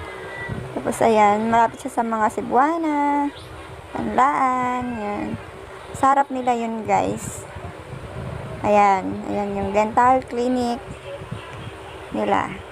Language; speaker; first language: Filipino; native; Filipino